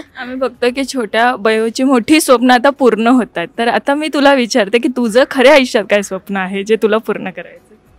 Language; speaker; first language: Marathi; native; Marathi